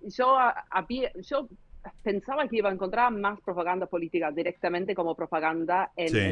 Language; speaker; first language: Spanish; non-native, fluent; English